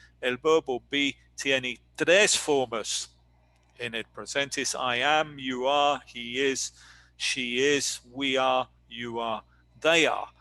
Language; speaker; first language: Spanish; non-native, fluent; English